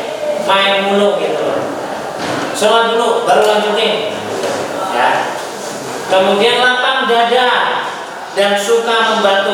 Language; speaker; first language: Indonesian; native; Indonesian